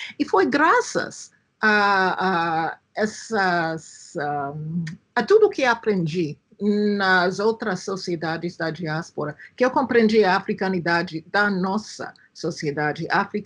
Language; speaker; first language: Portuguese; non-native, fluent; English